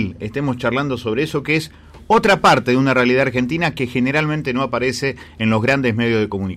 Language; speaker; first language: Spanish; native; Spanish